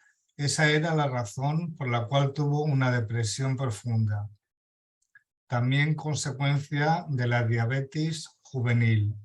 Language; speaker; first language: Spanish; native; Spanish